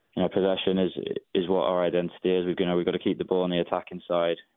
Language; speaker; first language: English; native; English